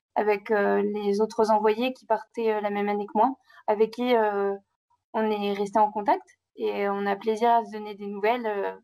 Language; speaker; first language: French; native; French